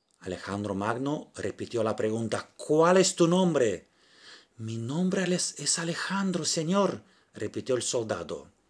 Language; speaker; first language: Spanish; non-native, fluent; Romanian